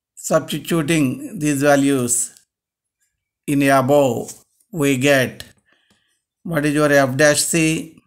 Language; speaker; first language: English; non-native, local second language; Telugu